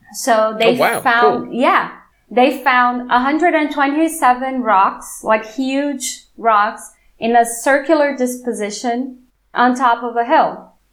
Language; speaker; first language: English; non-native, fluent; Portuguese